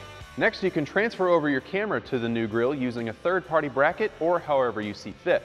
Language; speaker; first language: English; native; English